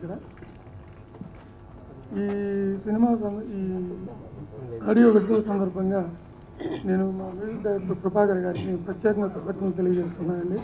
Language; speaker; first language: Telugu; native; Telugu